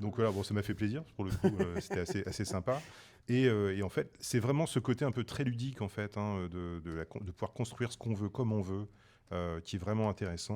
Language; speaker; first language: French; native; French